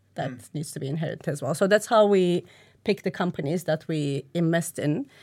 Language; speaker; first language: English; non-native, fluent; Turkish